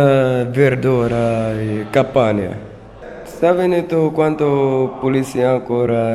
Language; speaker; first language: Italian; non-native, learner; Arabic